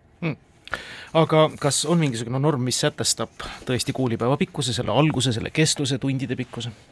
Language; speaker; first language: Estonian; native; Estonian